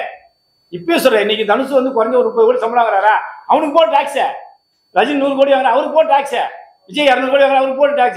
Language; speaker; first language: Tamil; native; Tamil